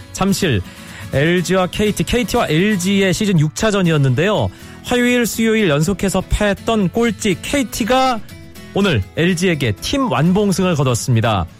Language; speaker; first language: Korean; native; Korean